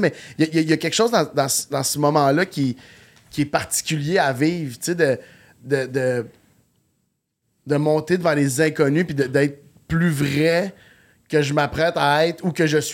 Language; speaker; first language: French; native; French